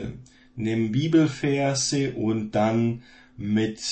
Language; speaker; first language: German; non-native, fluent; Portuguese